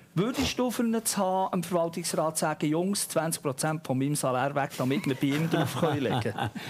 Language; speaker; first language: German; native; German